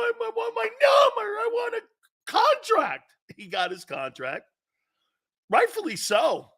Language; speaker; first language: English; native; English